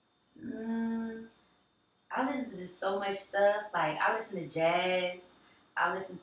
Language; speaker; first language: English; native; English